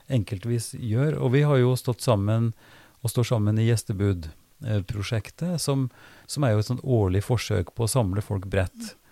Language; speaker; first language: Norwegian; native; Norwegian